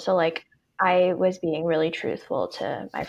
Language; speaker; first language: English; non-native, local second language; Cantonese